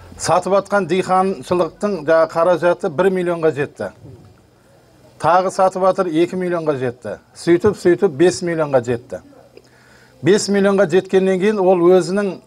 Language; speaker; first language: Kazakh; native; Kazakh